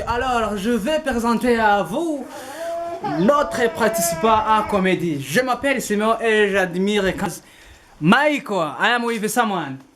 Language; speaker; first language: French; non-native, learner; Kinyarwanda